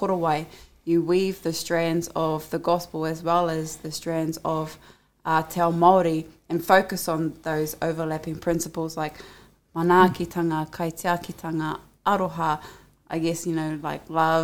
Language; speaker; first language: English; native; English